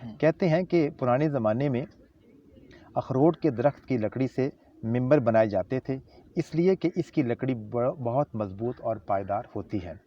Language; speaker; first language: Urdu; non-native, local second language; Punjabi